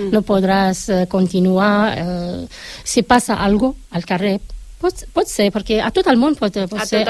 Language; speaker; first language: Catalan; non-native, learner; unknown